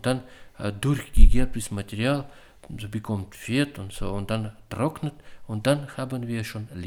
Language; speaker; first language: German; non-native, learner; Russian